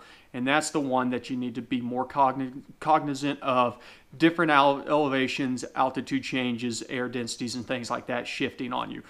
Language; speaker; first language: English; native; English